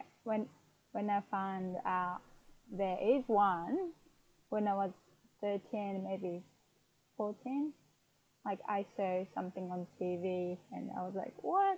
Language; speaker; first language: English; non-native, fluent; Japanese